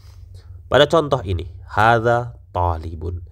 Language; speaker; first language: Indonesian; native; Indonesian